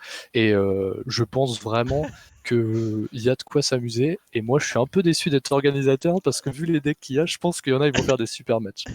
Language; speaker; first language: French; native; French